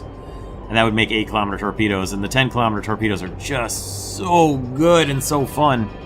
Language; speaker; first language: English; native; English